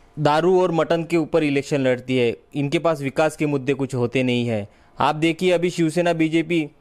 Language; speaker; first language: Hindi; non-native, local second language; Marathi